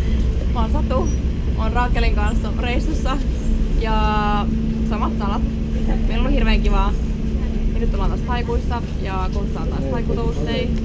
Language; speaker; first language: Finnish; native; Finnish